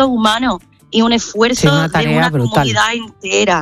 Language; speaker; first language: Spanish; non-native, fluent; English